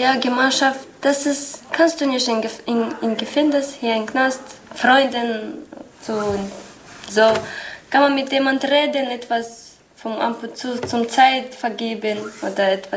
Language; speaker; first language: German; non-native, learner; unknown